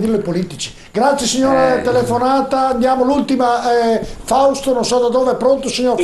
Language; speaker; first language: Italian; native; Italian